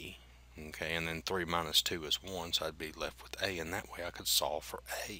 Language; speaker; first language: English; native; English